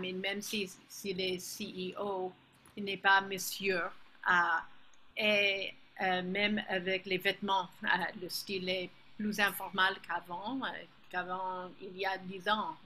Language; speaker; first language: French; non-native, fluent; English